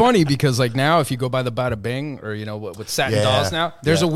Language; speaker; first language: English; early bilingual, other home language; Spanish